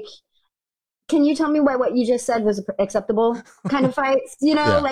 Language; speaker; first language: English; native; English